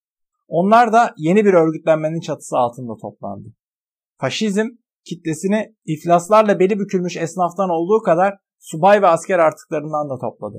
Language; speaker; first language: Turkish; native; Turkish